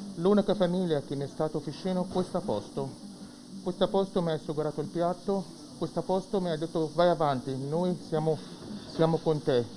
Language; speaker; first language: Italian; non-native, fluent; Arabic